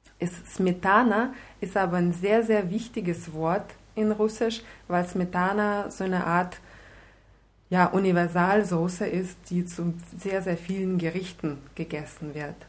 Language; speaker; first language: German; non-native, fluent; Russian